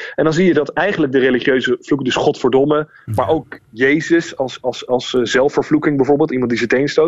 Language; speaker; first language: Dutch; native; Dutch